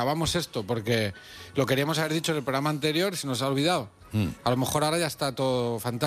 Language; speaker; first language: Spanish; native; Spanish